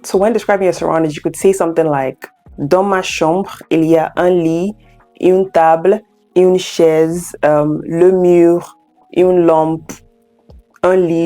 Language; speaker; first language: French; non-native, fluent; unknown